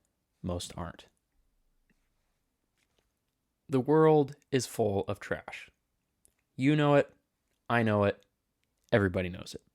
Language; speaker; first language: English; native; English